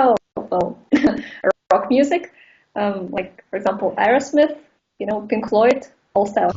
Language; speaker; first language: English; non-native, fluent; Russian